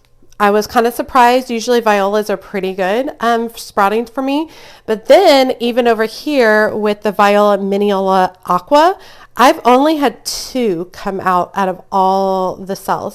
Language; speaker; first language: English; native; English